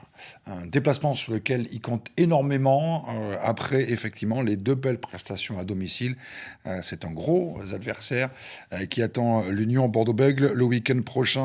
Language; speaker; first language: French; native; French